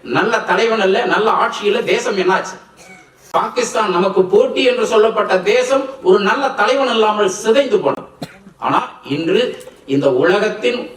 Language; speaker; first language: Tamil; non-native, local second language; Telugu